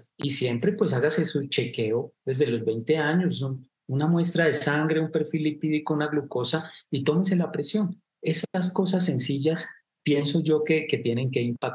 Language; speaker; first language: Spanish; native; Spanish